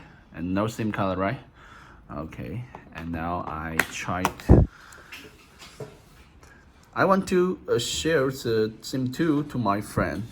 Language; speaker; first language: English; non-native, learner; Chinese